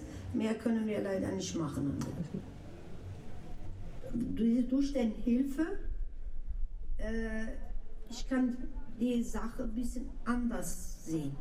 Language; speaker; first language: German; non-native, local second language; Turkish